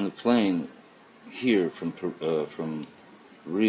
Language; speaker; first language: English; native; English